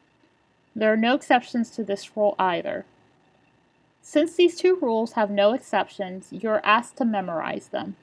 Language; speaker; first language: English; native; English